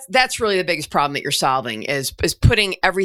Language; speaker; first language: English; native; English